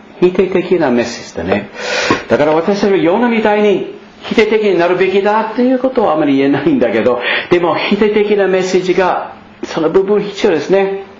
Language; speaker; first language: Japanese; non-native, fluent; English